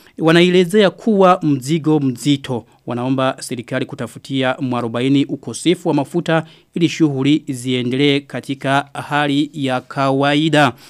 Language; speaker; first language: Swahili; non-native, local second language; Rundi